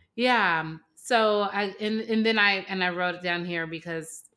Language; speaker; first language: English; native; English